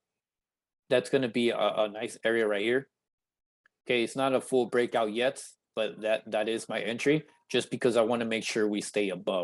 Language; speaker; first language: English; native; English